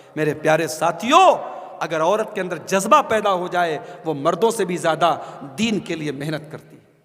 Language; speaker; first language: Urdu; native; Urdu